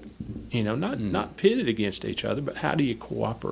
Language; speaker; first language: English; native; English